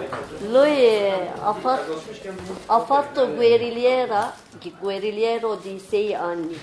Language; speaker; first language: Italian; non-native, learner; Turkish